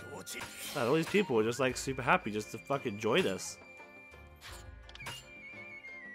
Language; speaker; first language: English; native; English